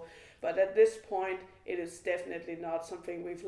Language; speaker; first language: English; non-native, fluent; Danish